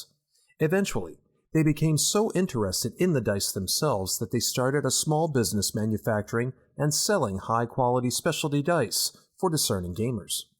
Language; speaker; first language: English; native; English